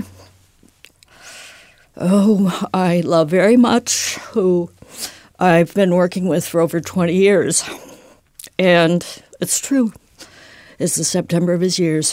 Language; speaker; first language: English; native; English